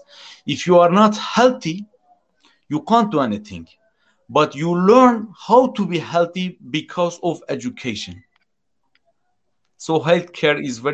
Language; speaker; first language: English; non-native, fluent; Turkish